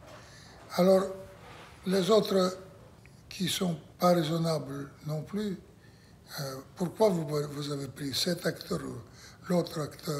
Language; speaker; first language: French; non-native, learner; Russian